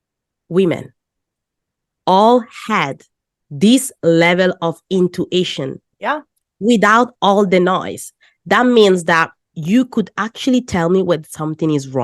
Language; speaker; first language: English; non-native, fluent; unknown